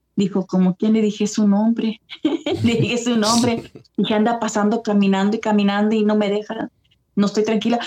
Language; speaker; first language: Spanish; early bilingual, heritage; Spanish